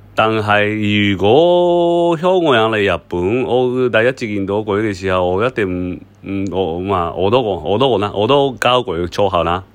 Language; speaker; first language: Cantonese; non-native, learner; Japanese